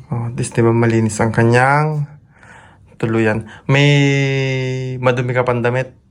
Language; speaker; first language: Filipino; native; Filipino